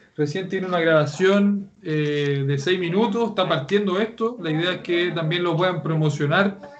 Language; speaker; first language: Spanish; native; Spanish